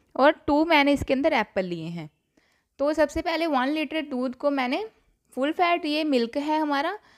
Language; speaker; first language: Hindi; non-native, local second language; Punjabi